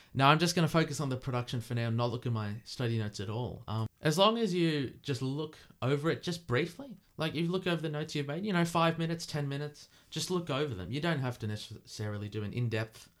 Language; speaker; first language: English; native; English